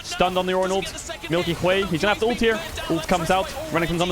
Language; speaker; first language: English; native; English